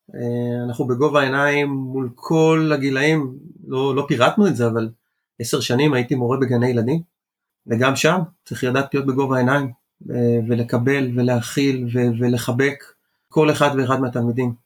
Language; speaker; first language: Hebrew; early bilingual, other home language; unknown